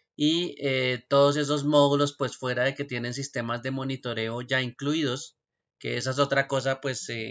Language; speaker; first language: Spanish; native; Spanish